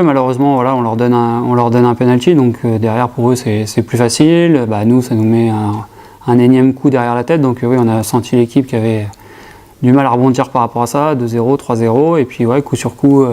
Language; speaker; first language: French; native; French